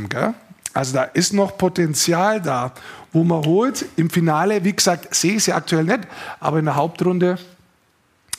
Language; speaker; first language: German; native; German